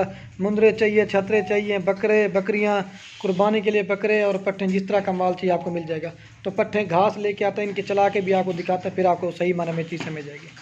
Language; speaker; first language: Hindi; non-native, local second language; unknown